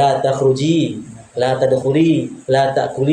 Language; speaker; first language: Arabic; non-native, fluent; Indonesian